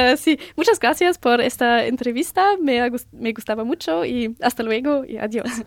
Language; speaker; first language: Spanish; non-native, learner; German